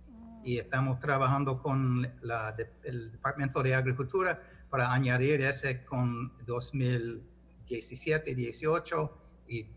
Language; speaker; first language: Spanish; non-native, fluent; English